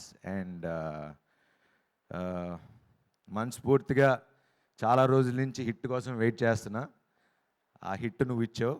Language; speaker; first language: Telugu; native; Telugu